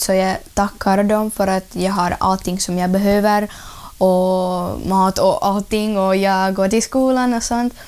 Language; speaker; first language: Swedish; non-native, learner; Russian